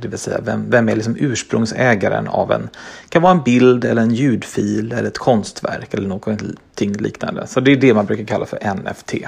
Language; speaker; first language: Swedish; native; Swedish